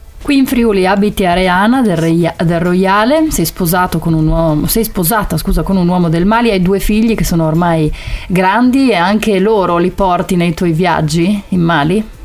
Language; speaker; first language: Italian; native; Italian